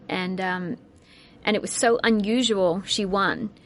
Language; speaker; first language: English; native; English